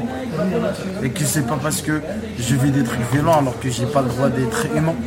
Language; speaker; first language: French; non-native, local second language; Arabic